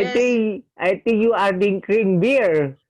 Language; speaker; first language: English; non-native, learner; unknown